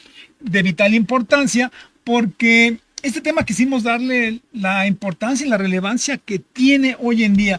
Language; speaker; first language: Spanish; native; Spanish